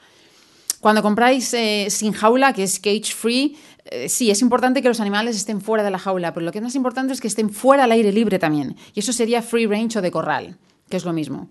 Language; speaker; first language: Spanish; native; Spanish